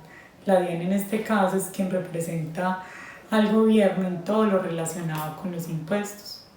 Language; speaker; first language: Spanish; native; Spanish